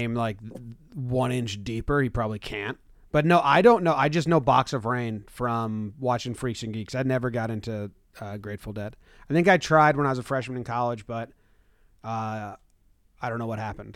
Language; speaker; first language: English; native; English